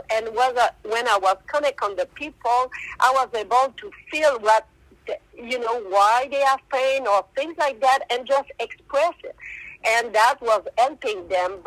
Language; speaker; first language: English; non-native, fluent; French